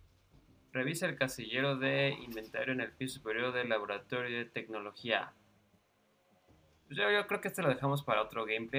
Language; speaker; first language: Spanish; native; Spanish